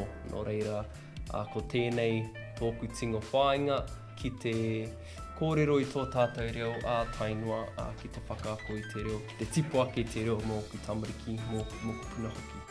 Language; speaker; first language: Māori; non-native, local second language; English